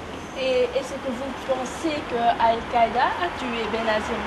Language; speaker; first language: French; non-native, learner; Dutch